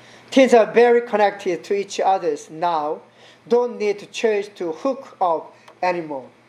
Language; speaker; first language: English; non-native, learner; Korean